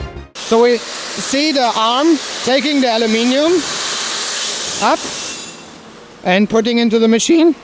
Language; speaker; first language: English; non-native, fluent; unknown